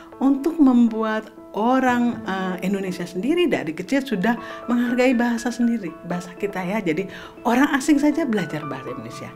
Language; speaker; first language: Indonesian; native; Indonesian